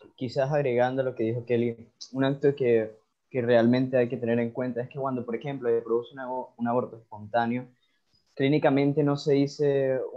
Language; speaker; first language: Spanish; native; Spanish